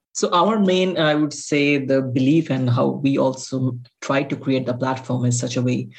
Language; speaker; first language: English; non-native, local second language; Bangla